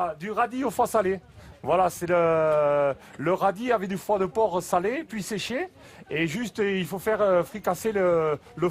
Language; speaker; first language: French; native; French